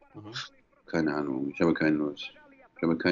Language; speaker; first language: German; non-native, fluent; French